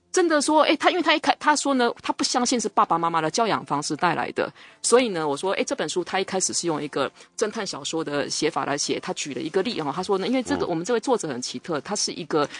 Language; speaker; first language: Chinese; non-native, local second language; Min Nan Chinese